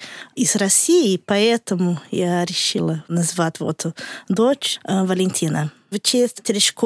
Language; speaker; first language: Russian; non-native, learner; Portuguese